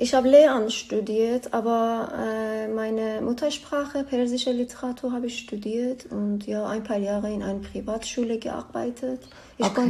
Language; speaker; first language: German; non-native, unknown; Persian